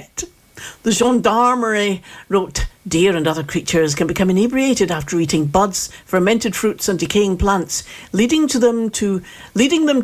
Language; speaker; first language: English; native; English